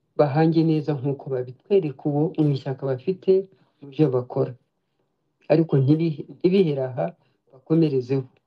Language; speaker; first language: Kinyarwanda; native; Kinyarwanda